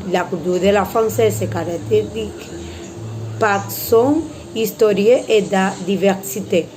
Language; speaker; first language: French; non-native, learner; Spanish